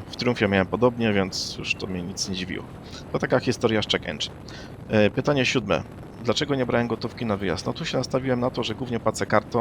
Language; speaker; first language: Polish; native; Polish